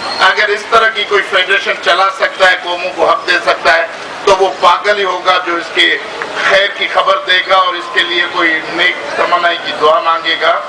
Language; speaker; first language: Urdu; non-native, local second language; Sindhi